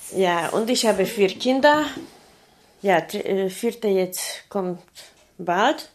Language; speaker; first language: German; non-native, learner; Slovak